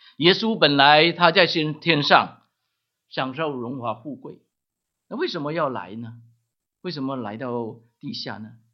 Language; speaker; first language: Chinese; non-native, local second language; Cantonese